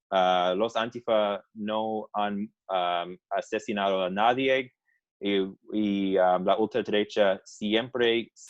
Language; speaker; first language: Spanish; non-native, fluent; English